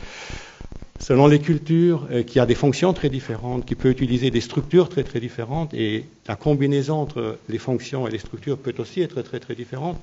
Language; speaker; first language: French; non-native, local second language; Luxembourgish